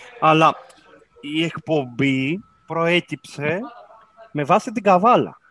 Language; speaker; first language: Greek; native; Greek